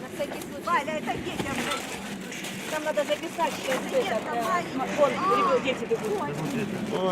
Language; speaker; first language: Russian; native; Russian